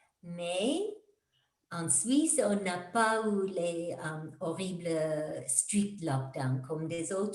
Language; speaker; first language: French; non-native, fluent; English